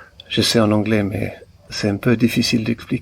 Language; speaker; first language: French; non-native, learner; English